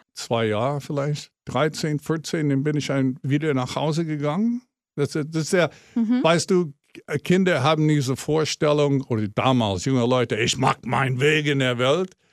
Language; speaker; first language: German; non-native, fluent; English